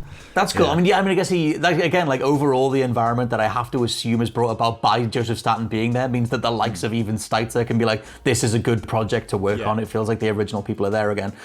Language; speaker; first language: English; native; English